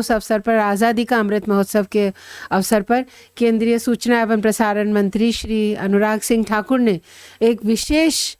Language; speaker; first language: Hindi; native; Hindi